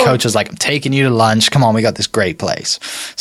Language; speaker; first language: English; native; English